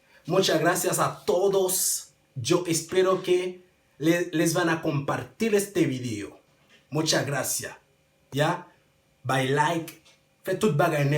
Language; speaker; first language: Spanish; non-native, learner; Haitian Creole